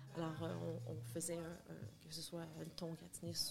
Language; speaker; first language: French; native; French